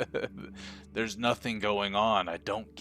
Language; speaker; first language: English; native; English